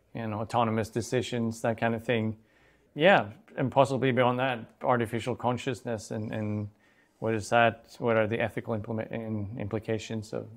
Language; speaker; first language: English; non-native, fluent; Swedish